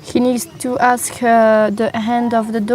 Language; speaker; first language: English; non-native, learner; French